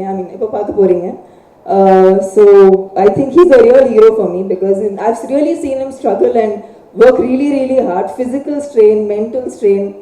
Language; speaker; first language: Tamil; non-native, learner; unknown